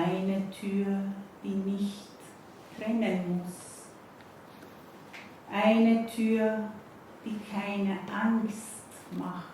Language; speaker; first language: German; non-native, fluent; Persian